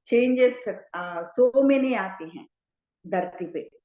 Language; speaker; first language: Hindi; non-native, local second language; Telugu